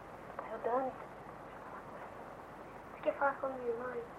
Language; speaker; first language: Portuguese; early bilingual, heritage; Portuguese